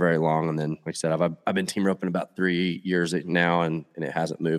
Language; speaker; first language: English; native; English